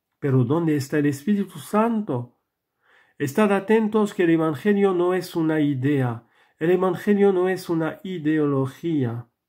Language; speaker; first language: Spanish; non-native, fluent; French